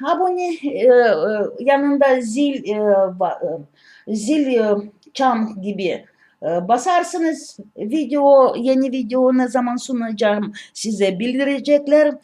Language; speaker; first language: Turkish; non-native, learner; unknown